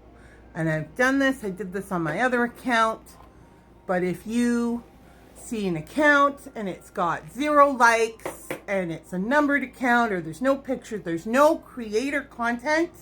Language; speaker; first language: English; native; English